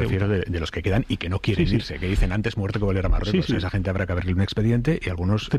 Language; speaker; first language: Spanish; native; Spanish